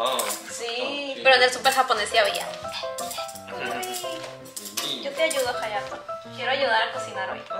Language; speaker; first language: Spanish; native; Spanish